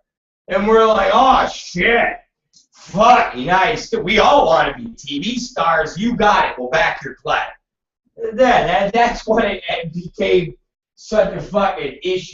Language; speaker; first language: English; native; English